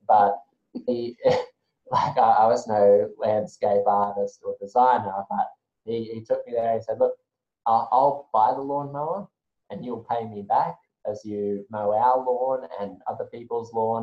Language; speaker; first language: English; native; English